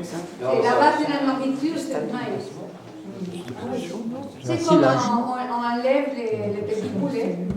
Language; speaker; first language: French; non-native, fluent; Spanish